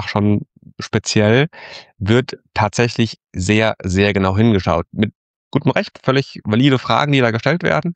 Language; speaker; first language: German; native; German